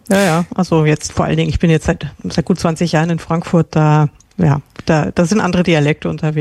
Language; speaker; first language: German; native; German